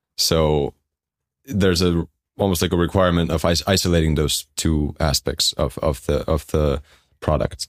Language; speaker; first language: English; non-native, fluent; Estonian